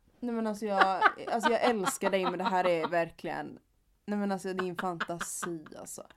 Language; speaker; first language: Swedish; native; Swedish